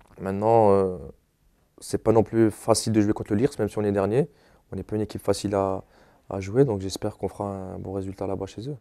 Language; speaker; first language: French; native; French